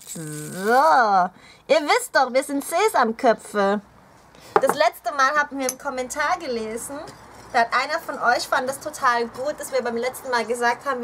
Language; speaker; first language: German; early bilingual, other home language; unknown